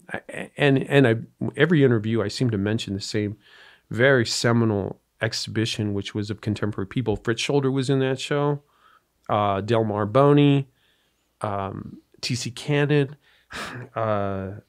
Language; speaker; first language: English; native; English